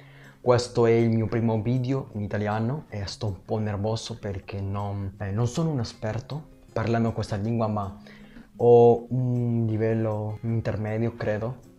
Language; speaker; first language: Italian; non-native, learner; Spanish